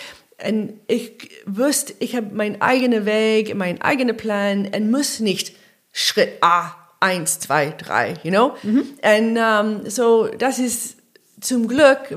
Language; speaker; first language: German; non-native, learner; English